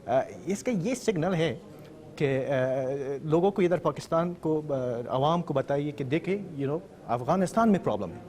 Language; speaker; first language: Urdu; non-native, fluent; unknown